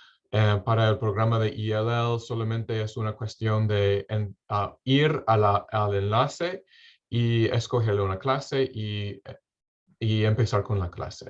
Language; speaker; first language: Spanish; non-native, fluent; English